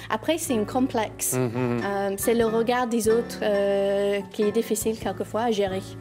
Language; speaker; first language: French; non-native, fluent; English